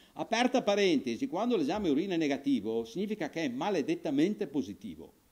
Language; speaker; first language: Italian; native; Italian